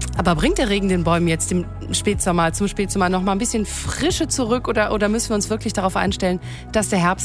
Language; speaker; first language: German; native; German